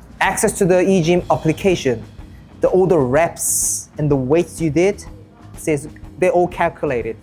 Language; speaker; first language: English; non-native, fluent; Korean